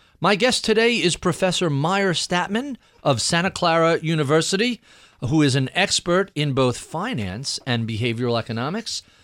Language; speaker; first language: English; native; English